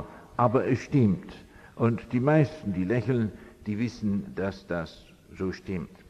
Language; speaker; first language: German; non-native, fluent; English